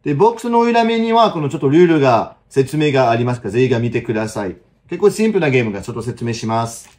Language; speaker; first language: Japanese; non-native, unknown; French